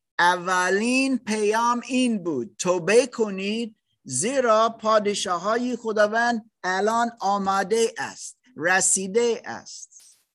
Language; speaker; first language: Persian; non-native, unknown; English